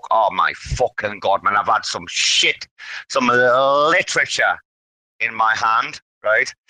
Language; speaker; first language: English; native; English